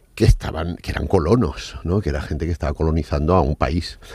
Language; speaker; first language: Spanish; non-native, fluent; Arabic